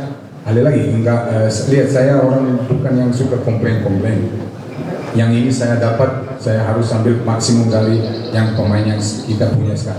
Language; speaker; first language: Indonesian; non-native, fluent; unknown